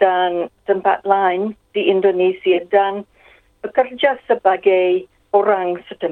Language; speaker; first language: Indonesian; non-native, fluent; English